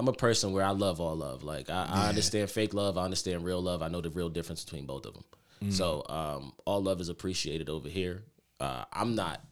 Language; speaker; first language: English; native; English